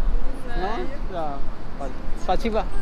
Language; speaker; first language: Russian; non-native, learner; English